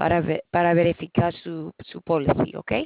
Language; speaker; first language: Spanish; early bilingual, heritage; Spanish